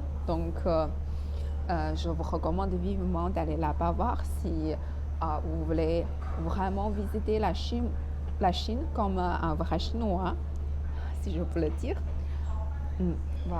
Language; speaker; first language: French; non-native, fluent; Chinese